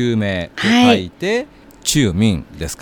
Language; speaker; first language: Japanese; native; Japanese